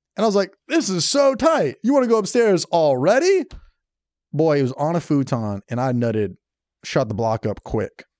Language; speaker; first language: English; native; English